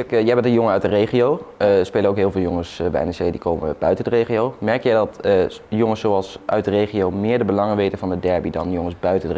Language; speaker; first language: Dutch; native; Dutch